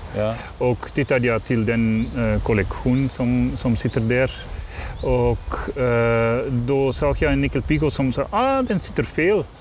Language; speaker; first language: Swedish; non-native, learner; Dutch